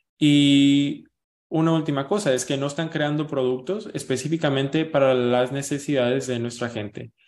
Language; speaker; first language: Spanish; early bilingual, heritage; Spanish